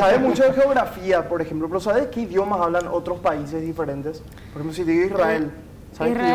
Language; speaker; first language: Spanish; native; Spanish